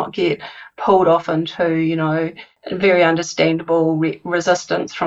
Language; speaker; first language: English; native; English